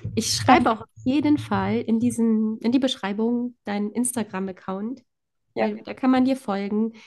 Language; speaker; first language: German; early bilingual, other home language; Polish